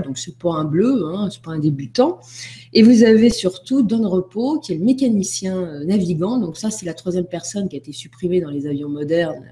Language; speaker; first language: French; native; French